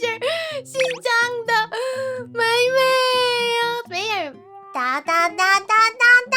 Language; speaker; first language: Chinese; non-native, learner; Korean